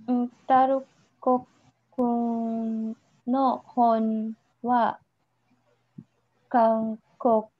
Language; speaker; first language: Japanese; non-native, learner; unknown